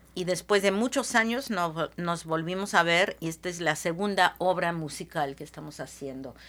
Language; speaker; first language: Spanish; early bilingual, heritage; Spanish